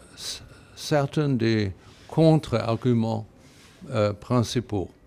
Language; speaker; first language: French; non-native, fluent; German